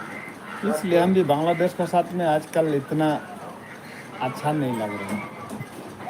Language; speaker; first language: Hindi; non-native, local second language; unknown